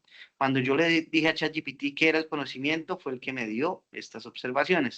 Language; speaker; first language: Spanish; native; Spanish